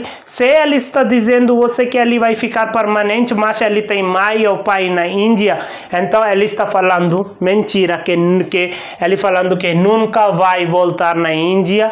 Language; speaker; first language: Portuguese; non-native, learner; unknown